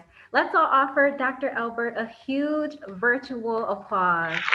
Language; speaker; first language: English; native; English